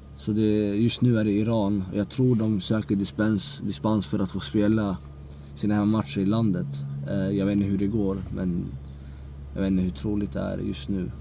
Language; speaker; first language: Swedish; early bilingual, other home language; Central Kurdish